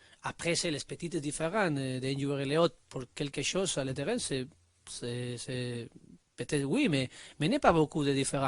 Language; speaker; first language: French; non-native, learner; Spanish